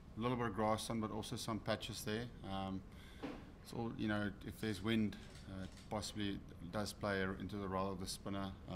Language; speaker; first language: English; non-native, local second language; Afrikaans